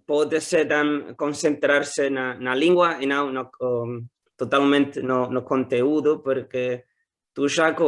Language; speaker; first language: Portuguese; non-native, learner; Spanish